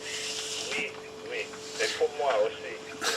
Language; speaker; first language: French; non-native, fluent; English